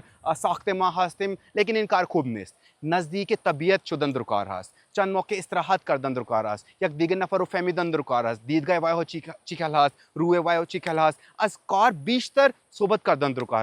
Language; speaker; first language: Persian; non-native, learner; Urdu